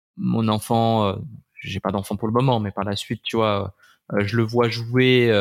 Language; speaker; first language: French; native; French